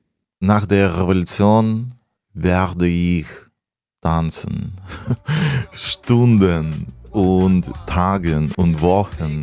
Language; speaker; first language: German; non-native, fluent; Russian